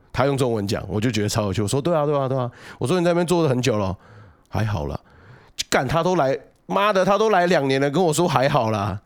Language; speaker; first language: Chinese; native; Chinese